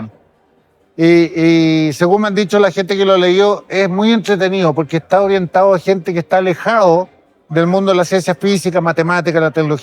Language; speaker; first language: Spanish; native; Spanish